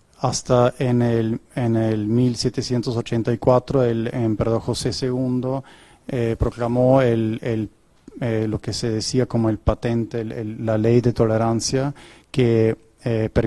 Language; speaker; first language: Spanish; non-native, fluent; German